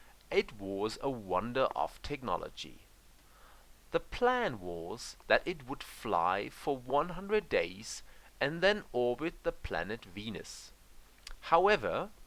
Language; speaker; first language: English; non-native, fluent; German